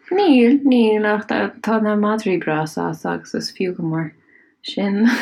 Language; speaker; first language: Irish; native; Irish